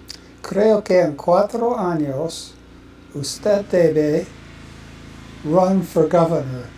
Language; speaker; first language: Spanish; non-native, learner; English